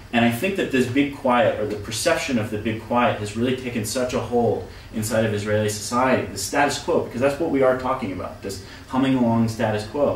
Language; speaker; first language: English; native; English